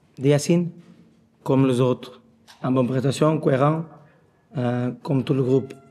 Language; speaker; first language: French; non-native, learner; Portuguese